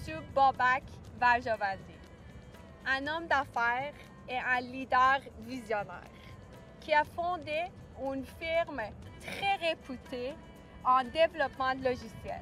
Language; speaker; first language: French; non-native, fluent; Persian